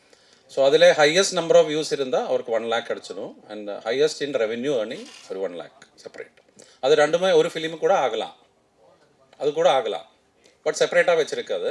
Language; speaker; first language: Tamil; non-native, fluent; Malayalam